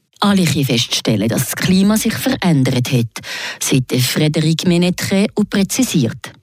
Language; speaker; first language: German; native; German